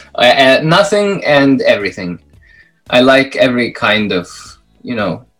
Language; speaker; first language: English; non-native, fluent; Belarusian